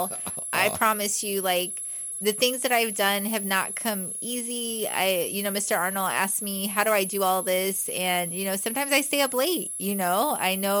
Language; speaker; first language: English; native; English